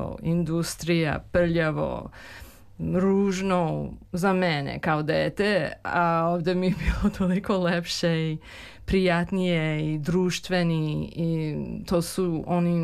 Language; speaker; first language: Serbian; early bilingual, heritage; Serbian